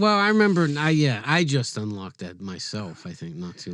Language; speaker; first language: English; native; English